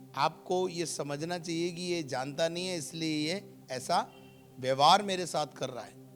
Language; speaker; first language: Hindi; native; Hindi